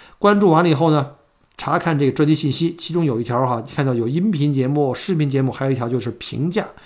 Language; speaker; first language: Chinese; native; Chinese